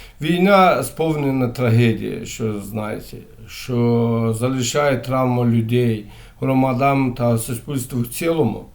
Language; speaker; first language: Ukrainian; non-native, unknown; Azerbaijani